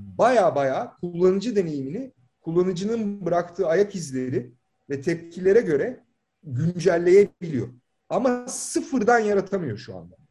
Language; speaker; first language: Turkish; native; Turkish